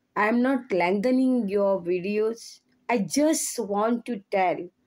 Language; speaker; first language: English; non-native, local second language; Konkani